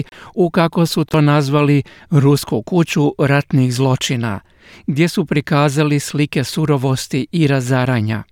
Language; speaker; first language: Croatian; native; Croatian